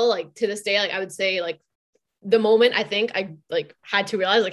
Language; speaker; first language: English; native; English